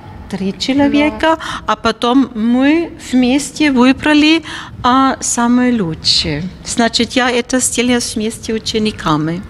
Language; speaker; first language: Russian; non-native, fluent; German